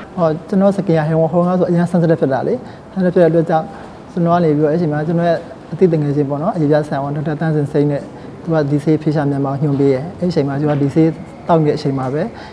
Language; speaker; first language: Burmese; native; Burmese